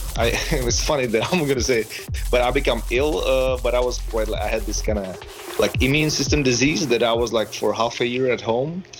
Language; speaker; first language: English; non-native, fluent; Czech